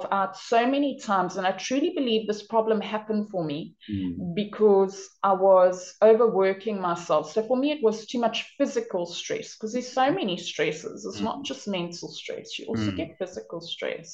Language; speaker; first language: English; native; English